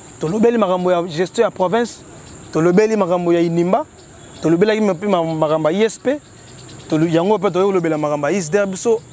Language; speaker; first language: Lingala; native; Lingala